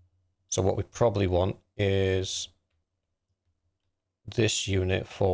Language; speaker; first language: English; native; English